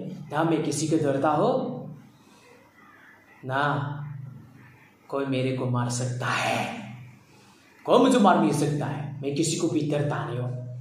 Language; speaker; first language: Hindi; non-native, local second language; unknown